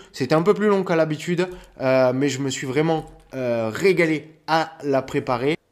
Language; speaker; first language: French; native; French